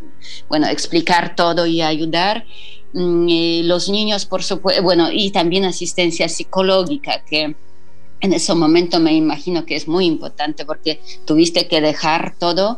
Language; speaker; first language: Spanish; non-native, fluent; Polish